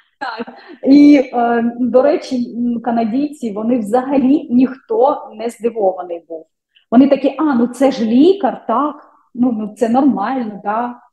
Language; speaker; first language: Ukrainian; native; Ukrainian